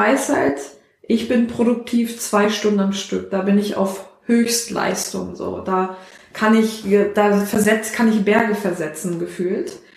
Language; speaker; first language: German; native; German